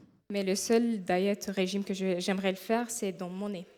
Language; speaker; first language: French; non-native, fluent; Arabic